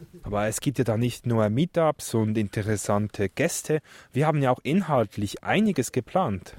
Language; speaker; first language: German; native; German